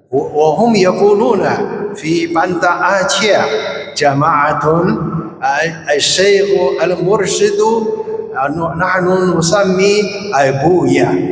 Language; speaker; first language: Arabic; non-native, fluent; Chinese